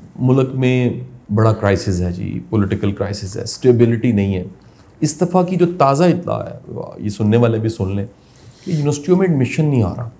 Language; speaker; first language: Urdu; non-native, local second language; Punjabi